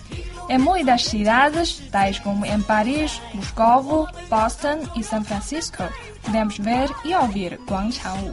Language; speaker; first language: Portuguese; non-native, learner; Chinese